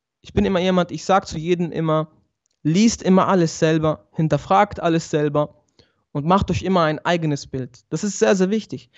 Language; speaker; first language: German; early bilingual, other home language; Italian